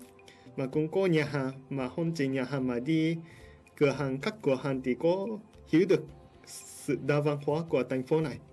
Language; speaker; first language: Vietnamese; non-native, fluent; Japanese